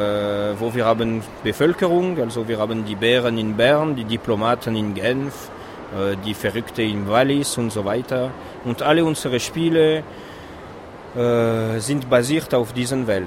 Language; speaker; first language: German; non-native, fluent; French